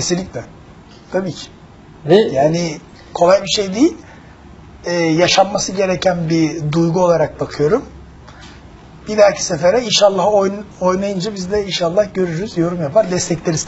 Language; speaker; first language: Turkish; native; Turkish